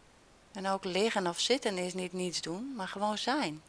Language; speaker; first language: Dutch; native; Dutch